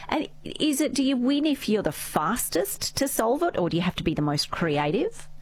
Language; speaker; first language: English; native; English